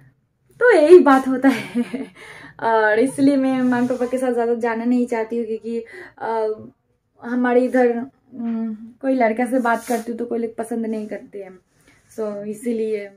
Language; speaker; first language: Hindi; non-native, local second language; Bangla